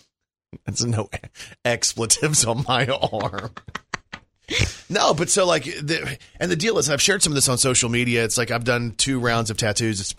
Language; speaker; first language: English; native; English